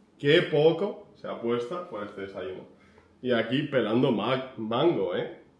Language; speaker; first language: Spanish; early bilingual, other home language; Ukrainian